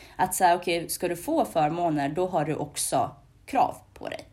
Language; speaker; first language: Swedish; early bilingual, other home language; Hungarian